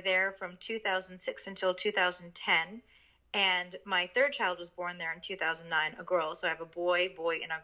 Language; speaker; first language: English; early bilingual, other home language; Japanese